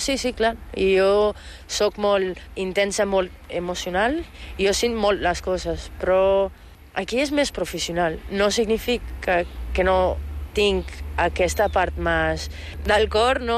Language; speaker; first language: Catalan; non-native, fluent; Portuguese